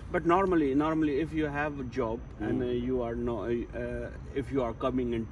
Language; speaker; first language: English; non-native, learner; Urdu